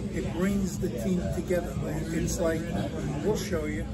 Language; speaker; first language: English; native; English